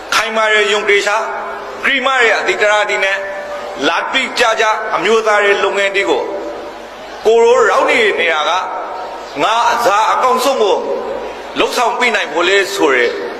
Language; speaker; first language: Burmese; native; Burmese